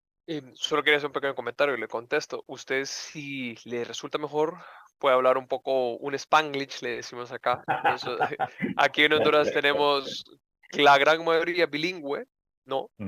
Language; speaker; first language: Spanish; native; Spanish